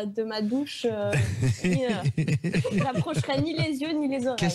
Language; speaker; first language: French; native; French